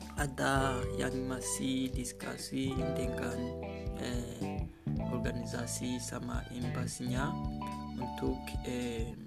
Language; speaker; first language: Indonesian; non-native, learner; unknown